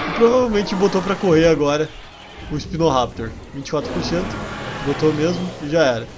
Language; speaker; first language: Portuguese; native; Portuguese